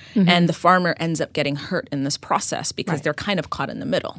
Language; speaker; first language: English; non-native, fluent; Amharic